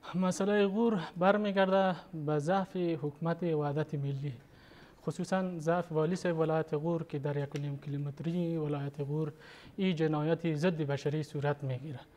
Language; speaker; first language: Persian; native; Persian